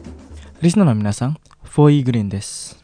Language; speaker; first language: Japanese; non-native, fluent; Indonesian